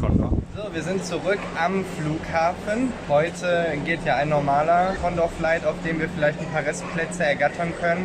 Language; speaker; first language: German; native; German